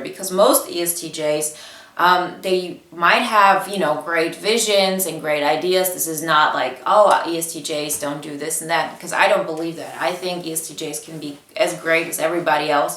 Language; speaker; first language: English; non-native, fluent; Bulgarian